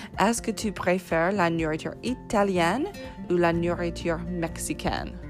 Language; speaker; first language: French; non-native, fluent; English